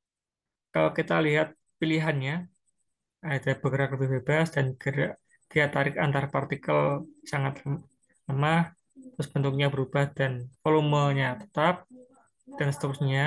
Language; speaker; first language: Indonesian; native; Indonesian